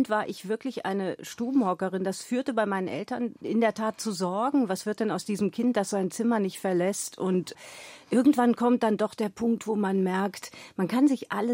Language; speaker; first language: German; native; German